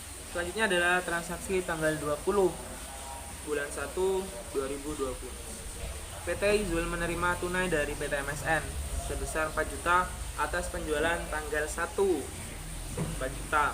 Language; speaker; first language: Indonesian; native; Indonesian